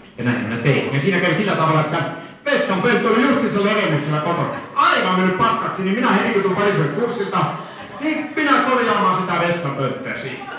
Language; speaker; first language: Finnish; native; Finnish